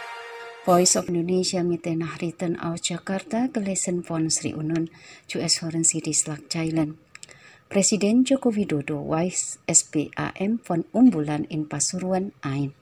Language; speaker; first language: German; non-native, fluent; Indonesian